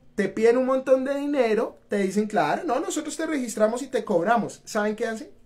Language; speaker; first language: Spanish; native; Spanish